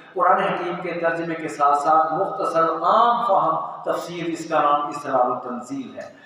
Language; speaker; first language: Urdu; non-native, local second language; Punjabi